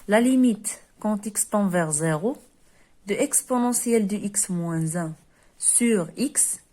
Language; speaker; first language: French; non-native, local second language; Arabic